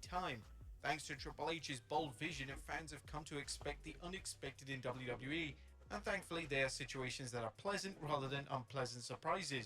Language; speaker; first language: English; native; English